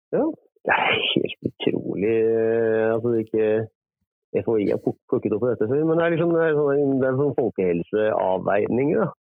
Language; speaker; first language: Norwegian; native; Norwegian